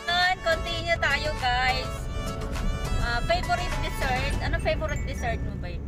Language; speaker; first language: Filipino; non-native, local second language; Bikol